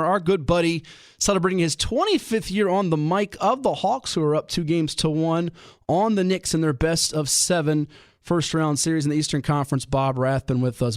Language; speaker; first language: English; native; English